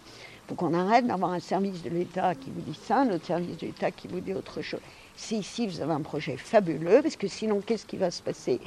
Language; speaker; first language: French; native; French